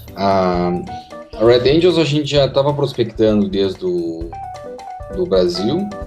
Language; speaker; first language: Portuguese; native; Portuguese